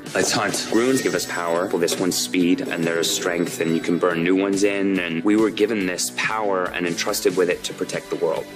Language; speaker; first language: English; native; English